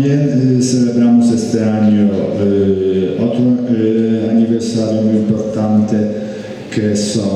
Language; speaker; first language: Spanish; non-native, fluent; Polish